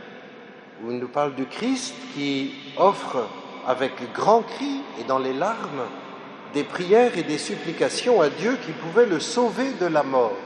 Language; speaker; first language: French; native; French